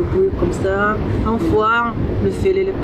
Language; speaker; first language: French; non-native, learner; Arabic